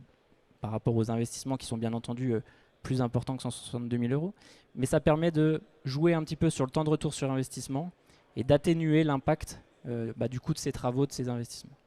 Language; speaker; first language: French; native; French